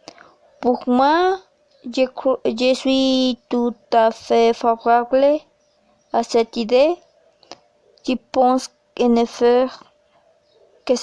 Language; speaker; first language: French; non-native, learner; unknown